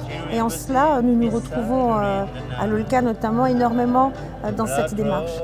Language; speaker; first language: French; non-native, local second language; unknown